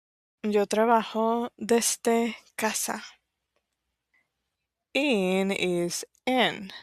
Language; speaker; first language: Spanish; non-native, fluent; English